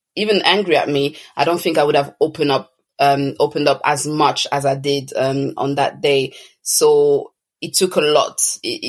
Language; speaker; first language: English; early bilingual, other home language; French